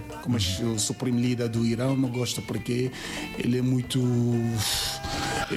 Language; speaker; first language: Portuguese; non-native, learner; Yoruba